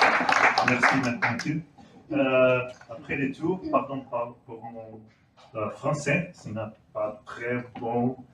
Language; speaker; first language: French; non-native, learner; Portuguese